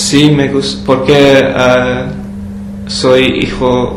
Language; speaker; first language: Spanish; non-native, learner; English